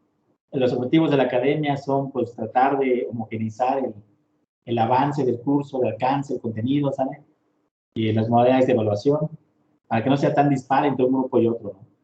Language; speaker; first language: Spanish; native; Spanish